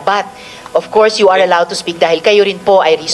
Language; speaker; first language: Filipino; native; Filipino